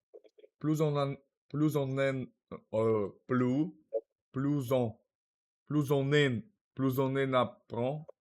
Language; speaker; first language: French; non-native, learner; Russian